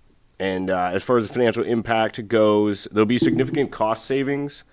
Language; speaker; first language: English; native; English